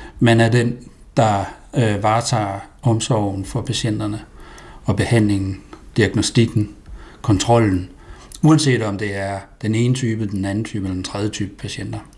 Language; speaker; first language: Danish; native; Danish